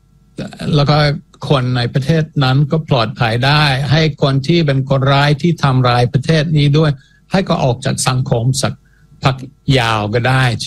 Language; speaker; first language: Thai; non-native, fluent; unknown